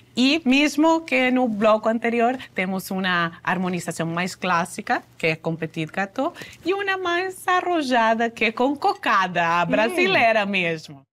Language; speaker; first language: Portuguese; non-native, fluent; Spanish